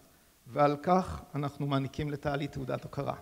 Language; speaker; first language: Hebrew; native; Hebrew